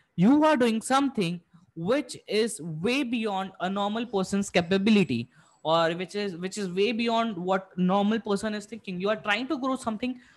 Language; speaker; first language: English; non-native, local second language; Hindi